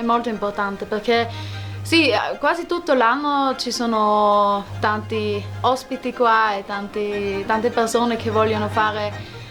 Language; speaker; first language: Italian; non-native, local second language; German